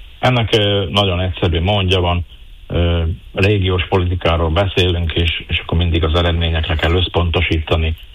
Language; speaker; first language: Hungarian; native; Hungarian